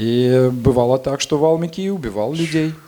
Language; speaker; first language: Russian; native; Russian